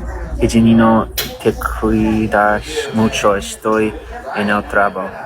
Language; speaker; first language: Spanish; non-native, learner; English